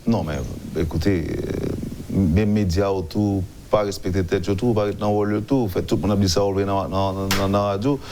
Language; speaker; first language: French; non-native, local second language; Haitian Creole